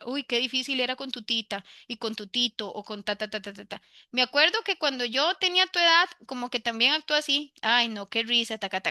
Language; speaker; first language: Spanish; native; Spanish